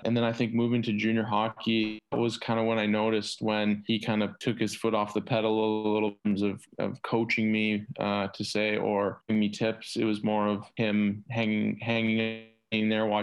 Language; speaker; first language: English; native; English